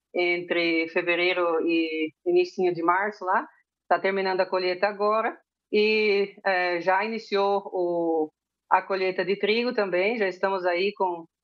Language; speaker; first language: Portuguese; early bilingual, heritage; Spanish